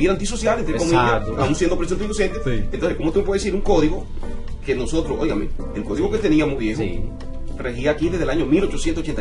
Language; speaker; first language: Spanish; native; Spanish